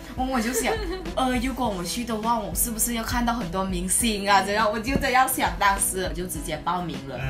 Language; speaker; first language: Chinese; non-native, fluent; Lao